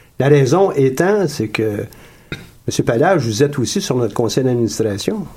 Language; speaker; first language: French; native; French